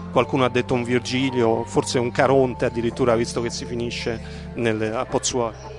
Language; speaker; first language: Italian; native; Italian